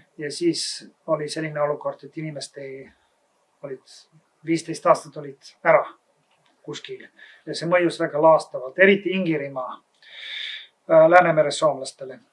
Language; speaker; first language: Estonian; non-native, fluent; Bulgarian